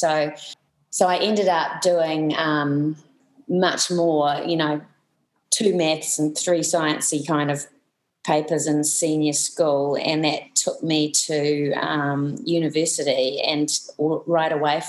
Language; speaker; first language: English; native; English